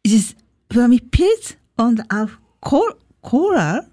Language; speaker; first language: German; non-native, learner; Japanese